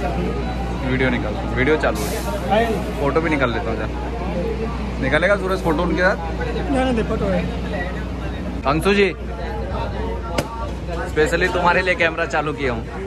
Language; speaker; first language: Hindi; non-native, local second language; Bhojpuri